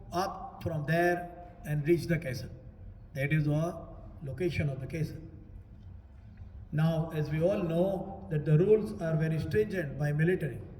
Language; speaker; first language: English; non-native, local second language; Hindi